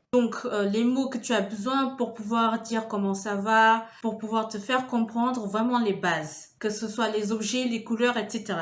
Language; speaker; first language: French; non-native, fluent; Portuguese